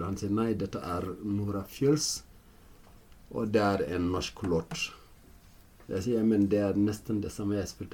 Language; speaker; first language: Norwegian; non-native, fluent; Fula